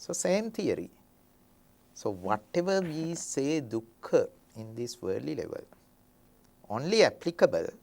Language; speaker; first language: English; non-native, local second language; Sinhala